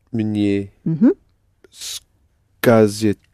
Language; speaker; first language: Russian; non-native, learner; English